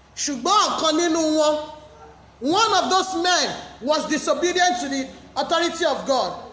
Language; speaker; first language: English; non-native, local second language; Yoruba